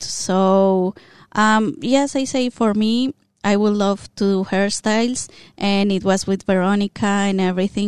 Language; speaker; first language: English; non-native, fluent; Spanish